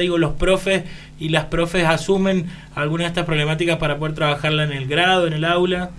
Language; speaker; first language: Spanish; native; Spanish